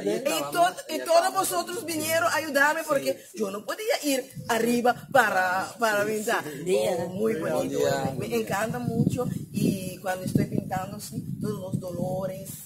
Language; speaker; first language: Spanish; non-native, learner; Papiamento